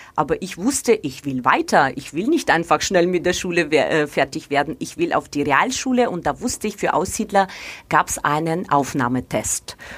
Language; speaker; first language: German; non-native, fluent; Russian